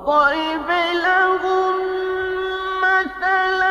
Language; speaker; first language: Arabic; native; Arabic